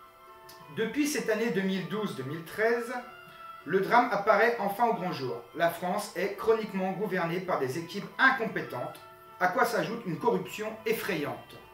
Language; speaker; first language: French; native; French